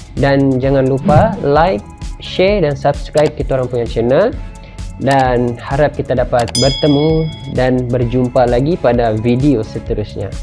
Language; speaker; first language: Malay; native; Malay